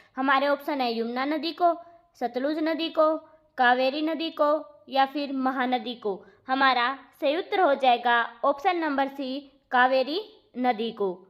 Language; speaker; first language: Hindi; native; Hindi